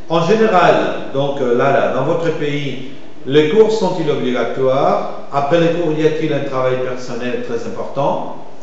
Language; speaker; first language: French; non-native, fluent; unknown